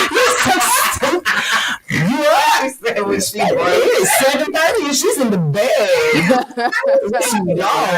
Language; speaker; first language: English; native; English